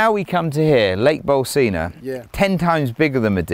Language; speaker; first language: English; native; English